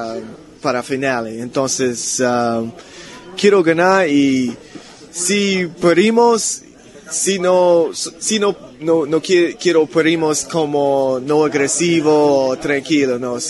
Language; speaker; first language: Spanish; non-native, learner; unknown